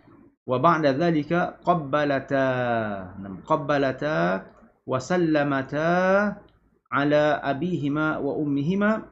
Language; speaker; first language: Arabic; non-native, fluent; Malay